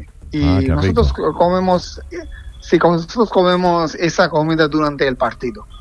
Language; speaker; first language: Spanish; non-native, fluent; Bangla